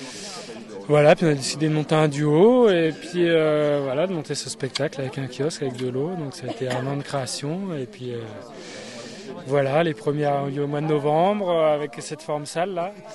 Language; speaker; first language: French; native; French